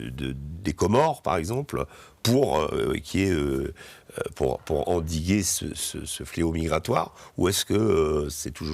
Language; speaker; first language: French; native; French